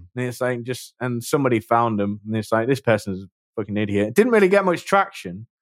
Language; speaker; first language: English; native; English